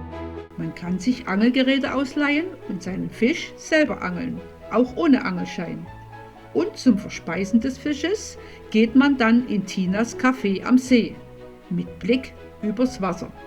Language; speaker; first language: German; native; German